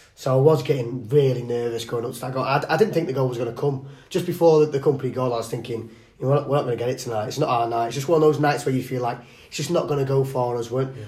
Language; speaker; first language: English; native; English